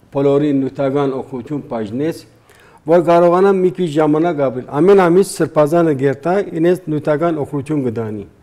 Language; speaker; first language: Armenian; early bilingual, heritage; Armenian